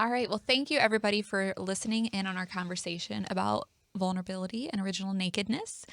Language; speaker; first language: English; native; English